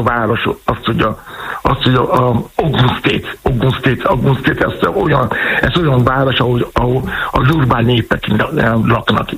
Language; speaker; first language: Hungarian; non-native, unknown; Yoruba